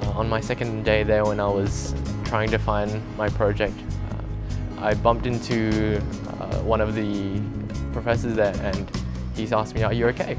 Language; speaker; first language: English; native; English